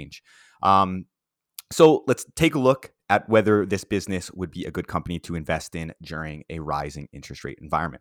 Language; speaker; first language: English; native; English